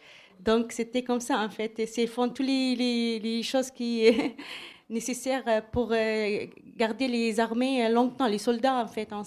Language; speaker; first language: French; non-native, learner; Arabic